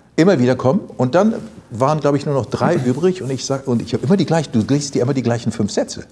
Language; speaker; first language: German; native; German